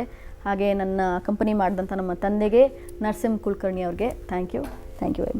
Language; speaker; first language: Kannada; native; Kannada